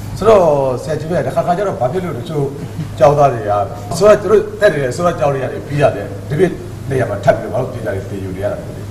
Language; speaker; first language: Burmese; native; Burmese